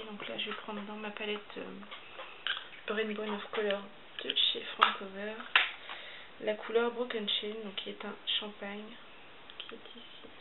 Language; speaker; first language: French; native; French